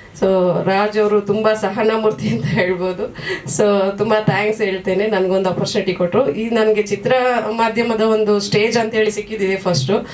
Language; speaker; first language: Kannada; native; Kannada